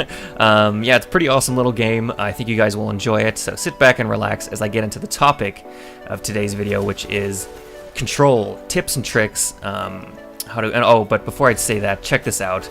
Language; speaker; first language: English; native; English